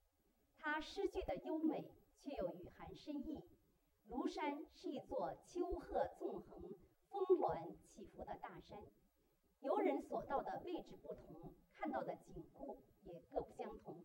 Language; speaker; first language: Chinese; native; Chinese